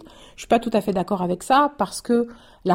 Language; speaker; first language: French; native; French